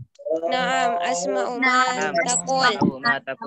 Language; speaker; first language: Arabic; non-native, learner; Indonesian